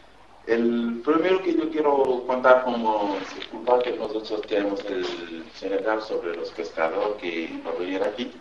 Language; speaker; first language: Spanish; non-native, learner; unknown